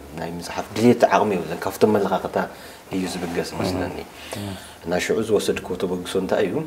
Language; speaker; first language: Tigrinya; native; Tigrinya